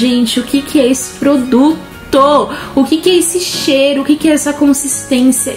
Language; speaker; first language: Portuguese; native; Portuguese